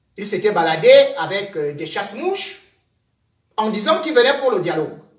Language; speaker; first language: French; native; French